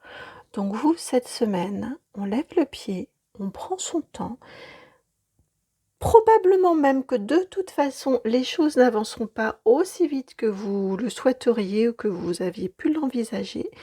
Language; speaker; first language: French; native; French